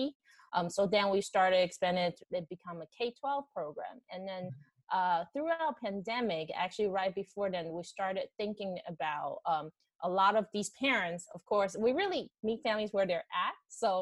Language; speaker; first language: English; non-native, fluent; Chinese